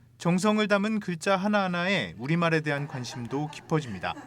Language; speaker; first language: Korean; native; Korean